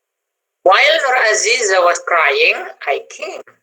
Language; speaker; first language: English; non-native, fluent; Indonesian